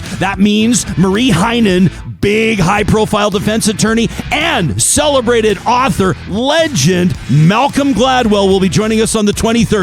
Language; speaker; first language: English; native; English